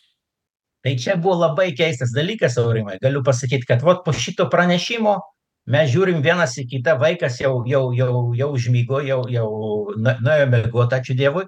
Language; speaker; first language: Lithuanian; non-native, local second language; Russian